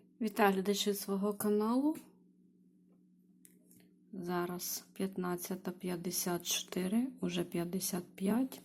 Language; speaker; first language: Ukrainian; native; Ukrainian